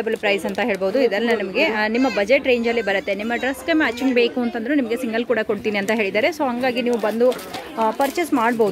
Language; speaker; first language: Kannada; native; Kannada